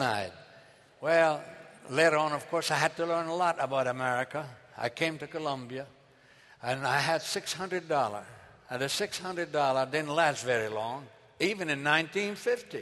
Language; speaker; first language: English; non-native, fluent; Arabic